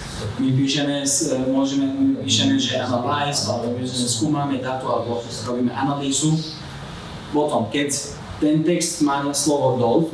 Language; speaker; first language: Slovak; non-native, fluent; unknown